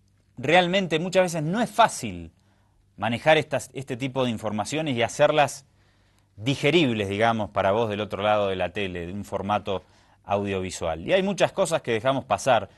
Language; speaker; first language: Spanish; native; Spanish